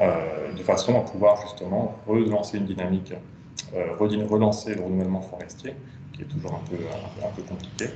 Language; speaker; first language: French; native; French